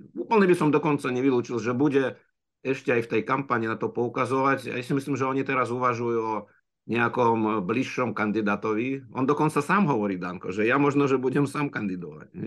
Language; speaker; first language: Slovak; non-native, fluent; Russian